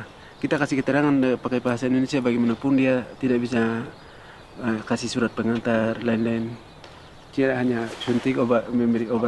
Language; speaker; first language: Indonesian; non-native, local second language; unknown